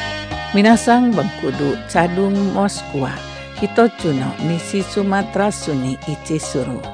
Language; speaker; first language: Japanese; non-native, fluent; Indonesian